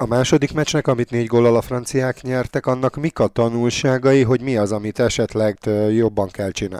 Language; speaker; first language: Hungarian; native; Hungarian